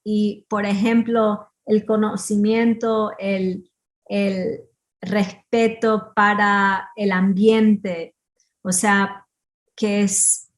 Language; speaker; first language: Spanish; early bilingual, heritage; Spanish